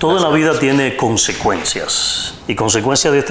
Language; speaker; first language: Spanish; native; Spanish